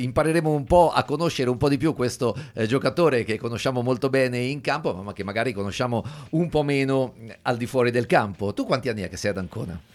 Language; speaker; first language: Italian; native; Italian